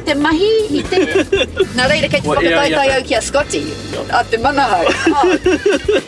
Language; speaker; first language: Māori; non-native, local second language; English